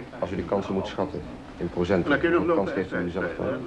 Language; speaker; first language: Dutch; native; Dutch